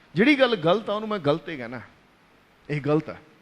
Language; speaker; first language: Hindi; non-native, local second language; Punjabi